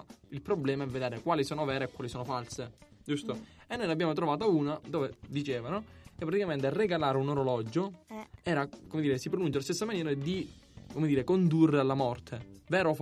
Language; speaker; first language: Italian; native; Italian